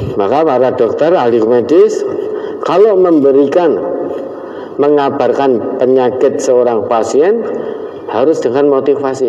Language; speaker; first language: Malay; non-native, local second language; Javanese